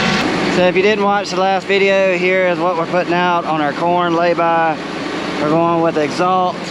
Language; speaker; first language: English; native; English